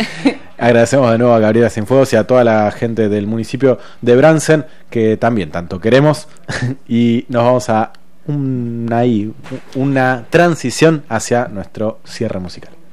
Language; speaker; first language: Spanish; native; Spanish